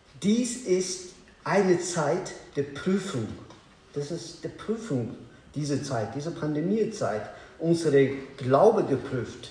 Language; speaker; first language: German; non-native, learner; Azerbaijani